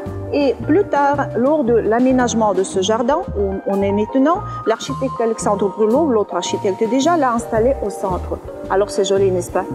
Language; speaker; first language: French; non-native, fluent; Russian